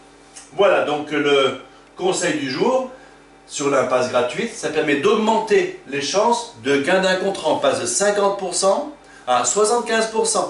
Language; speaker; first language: French; native; French